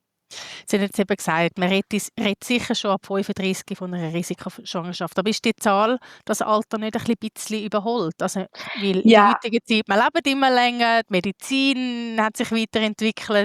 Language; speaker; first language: German; native; German